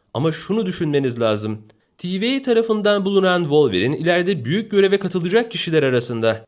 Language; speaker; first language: Turkish; native; Turkish